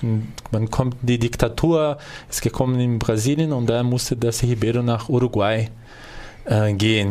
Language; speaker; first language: German; non-native, fluent; Portuguese